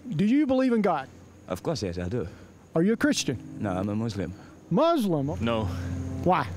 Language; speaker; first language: English; native; English